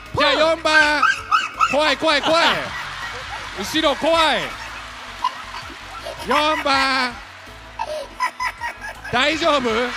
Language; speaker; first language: Japanese; native; Japanese